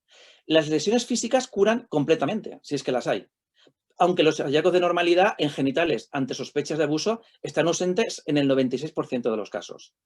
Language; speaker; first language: Spanish; native; Spanish